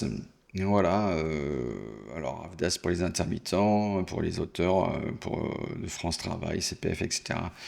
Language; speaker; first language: French; native; French